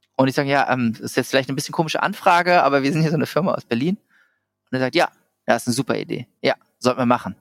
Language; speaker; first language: German; native; German